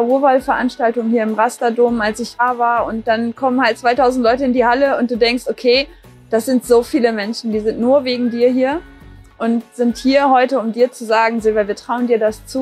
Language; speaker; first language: German; native; German